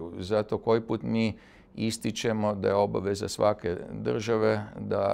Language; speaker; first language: Serbian; native; Serbian